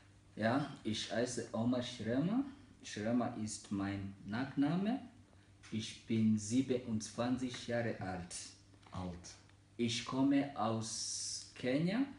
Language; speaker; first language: German; non-native, learner; Swahili